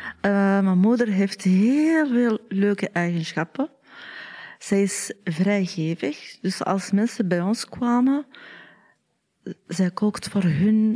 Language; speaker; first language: Dutch; non-native, learner; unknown